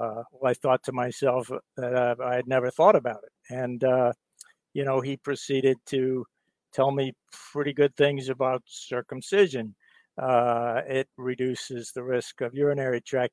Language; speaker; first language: English; native; English